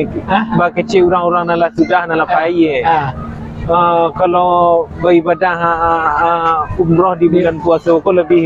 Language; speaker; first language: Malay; non-native, local second language; Minangkabau